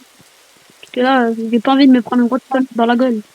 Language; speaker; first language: French; native; French